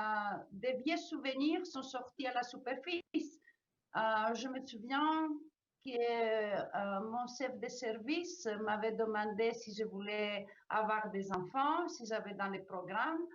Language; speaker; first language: French; non-native, fluent; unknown